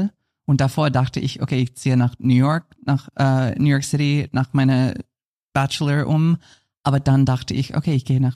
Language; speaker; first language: German; non-native, fluent; English